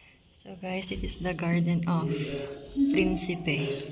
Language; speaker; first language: English; non-native, fluent; Filipino